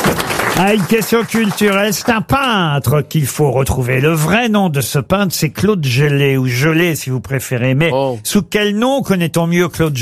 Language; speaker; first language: French; native; French